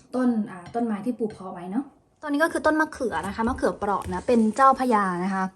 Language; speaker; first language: Thai; native; Thai